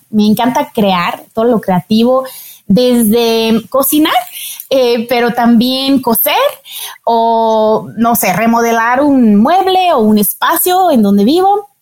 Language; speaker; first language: Spanish; non-native, fluent; French